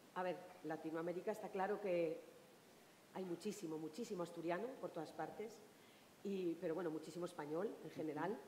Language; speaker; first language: Spanish; native; Spanish